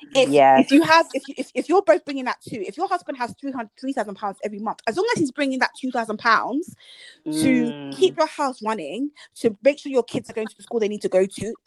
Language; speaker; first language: English; early bilingual, other home language; Yoruba